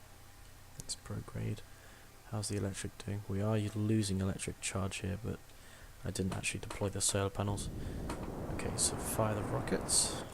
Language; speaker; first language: English; native; English